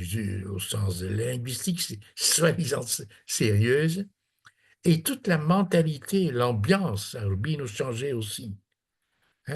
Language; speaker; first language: French; non-native, fluent; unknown